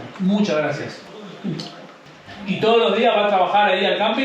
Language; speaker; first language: Spanish; native; Spanish